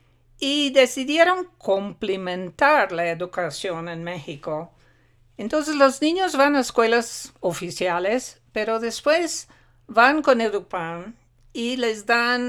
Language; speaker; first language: Spanish; non-native, fluent; English